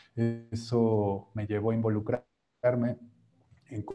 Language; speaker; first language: Spanish; native; Spanish